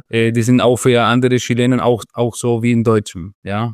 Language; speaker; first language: German; non-native, fluent; Spanish